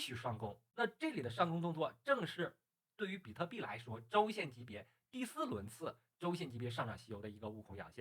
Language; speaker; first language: Chinese; native; Chinese